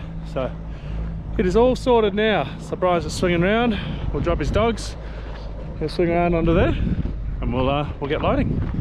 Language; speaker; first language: English; native; English